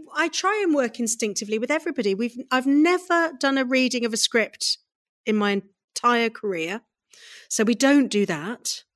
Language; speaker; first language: English; native; English